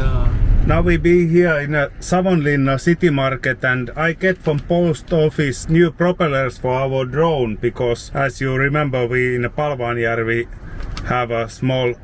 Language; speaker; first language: English; non-native, learner; Finnish